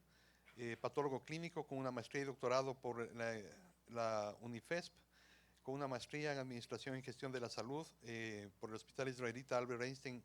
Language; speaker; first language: Spanish; native; Spanish